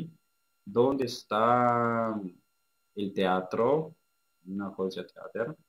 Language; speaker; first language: Spanish; non-native, fluent; Russian